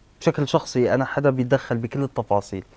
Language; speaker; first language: Arabic; native; Arabic